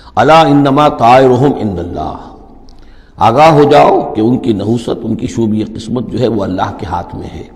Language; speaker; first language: Urdu; native; Urdu